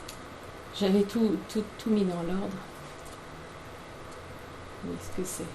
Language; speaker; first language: French; native; French